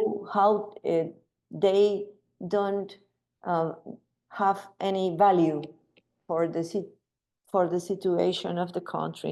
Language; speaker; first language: English; non-native, learner; Spanish